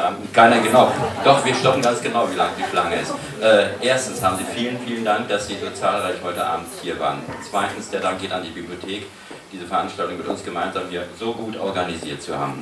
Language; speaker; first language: German; native; German